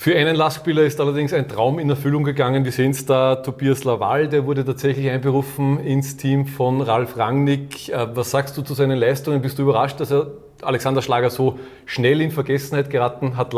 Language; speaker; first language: German; native; German